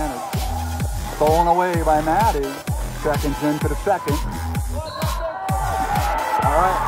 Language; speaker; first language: English; native; English